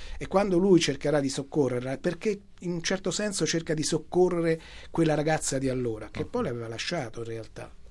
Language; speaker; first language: Italian; native; Italian